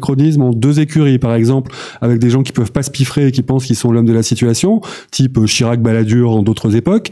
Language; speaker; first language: French; native; French